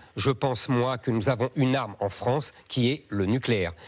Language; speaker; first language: French; native; French